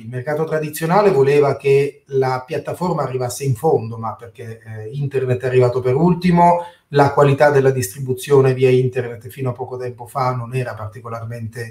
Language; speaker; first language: Italian; native; Italian